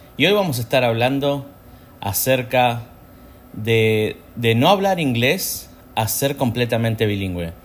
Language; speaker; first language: Spanish; native; Spanish